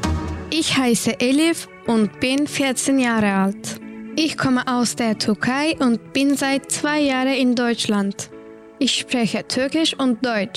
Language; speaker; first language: German; non-native, learner; Turkish